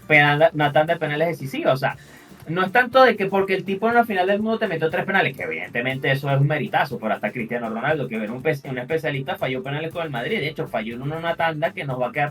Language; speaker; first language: Spanish; native; Spanish